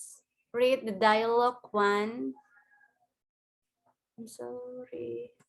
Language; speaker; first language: English; non-native, learner; Indonesian